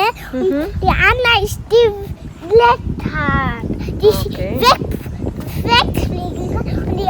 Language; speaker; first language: German; early bilingual, other home language; Telugu